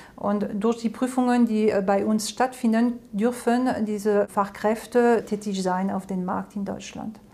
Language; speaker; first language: German; non-native, fluent; French